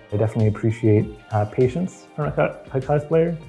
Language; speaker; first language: English; native; English